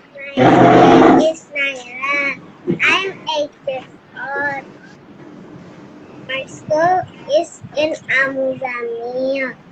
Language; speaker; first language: English; non-native, learner; Indonesian